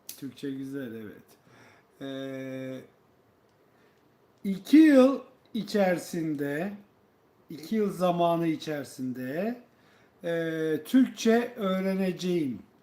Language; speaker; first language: Turkish; native; Turkish